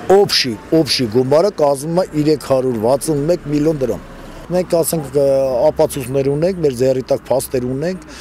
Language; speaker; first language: Armenian; non-native, local second language; Kurdish